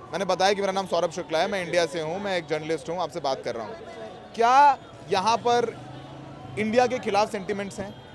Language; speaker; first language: Hindi; native; Hindi